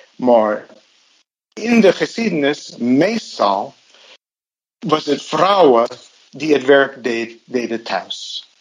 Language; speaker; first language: Dutch; non-native, fluent; English